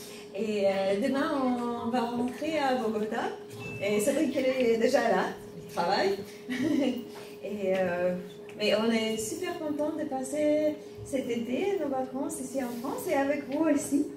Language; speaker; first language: French; non-native, fluent; Spanish